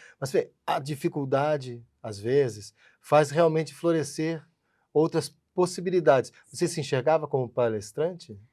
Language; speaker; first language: Portuguese; native; Portuguese